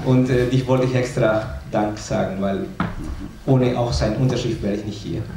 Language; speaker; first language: German; non-native, fluent; Spanish